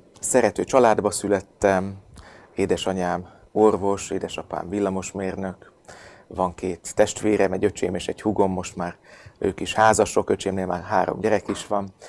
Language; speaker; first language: Hungarian; native; Hungarian